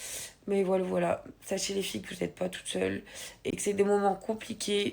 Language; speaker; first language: French; native; French